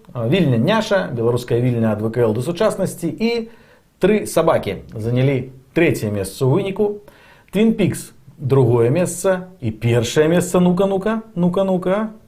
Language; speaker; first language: Belarusian; non-native, local second language; Russian